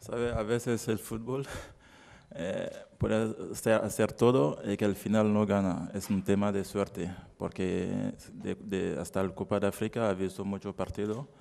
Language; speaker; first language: Spanish; non-native, learner; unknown